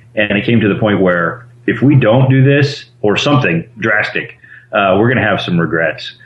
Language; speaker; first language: English; native; English